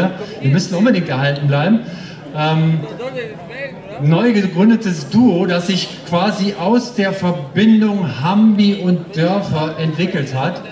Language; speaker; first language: German; native; German